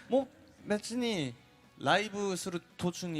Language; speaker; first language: Japanese; non-native, learner; Korean